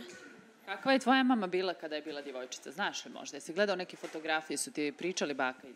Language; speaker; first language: Serbian; native; Serbian